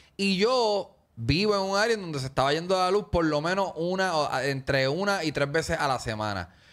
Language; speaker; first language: Spanish; native; Spanish